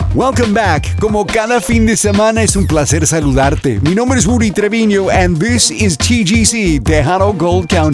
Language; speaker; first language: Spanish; early bilingual, heritage; Spanish